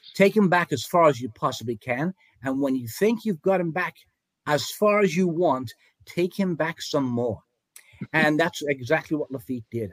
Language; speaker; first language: English; native; English